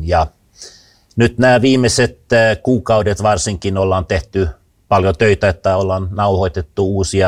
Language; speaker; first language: Finnish; early bilingual, heritage; Finnish